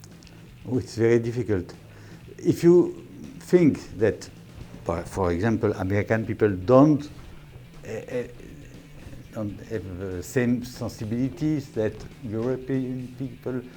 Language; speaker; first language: English; non-native, learner; French